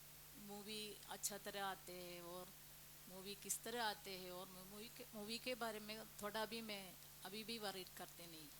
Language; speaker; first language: Hindi; non-native, local second language; Malayalam